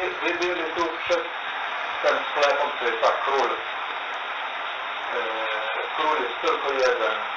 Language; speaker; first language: Polish; non-native, learner; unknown